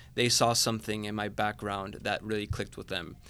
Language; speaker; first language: English; non-native, fluent; Spanish